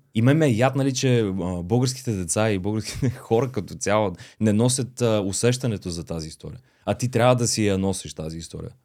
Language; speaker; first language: Bulgarian; native; Bulgarian